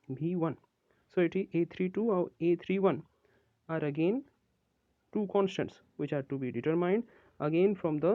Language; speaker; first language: English; non-native, local second language; Odia